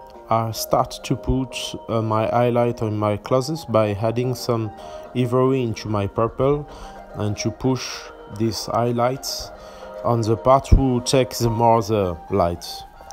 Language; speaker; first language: English; non-native, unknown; French